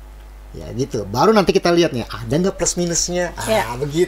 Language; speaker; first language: Indonesian; native; Indonesian